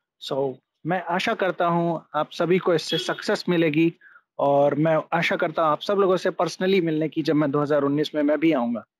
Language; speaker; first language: Hindi; native; Hindi